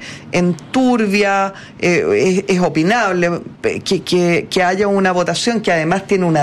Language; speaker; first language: Spanish; native; Spanish